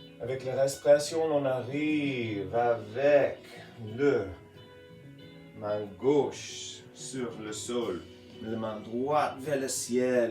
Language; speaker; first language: French; non-native, fluent; English